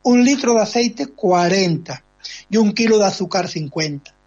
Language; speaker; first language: Spanish; non-native, local second language; Galician